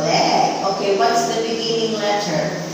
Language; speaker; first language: English; non-native, fluent; Vietnamese